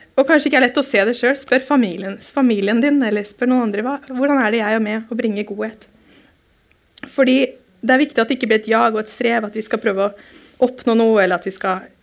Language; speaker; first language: Norwegian; native; Norwegian